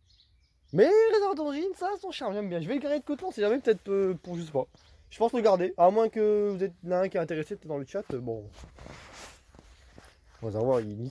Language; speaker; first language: French; native; French